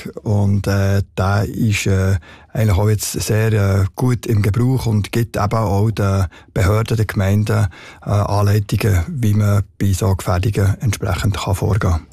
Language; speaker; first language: German; native; German